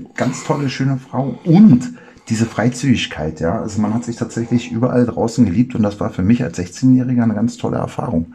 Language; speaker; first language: German; native; German